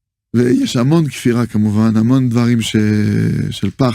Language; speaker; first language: Hebrew; non-native, fluent; French